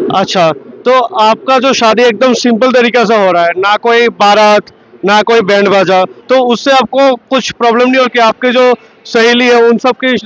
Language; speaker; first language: Hindi; non-native, local second language; Bangla